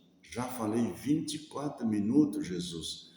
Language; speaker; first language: Portuguese; native; Portuguese